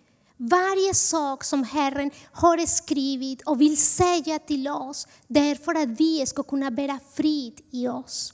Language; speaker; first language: Swedish; non-native, fluent; Spanish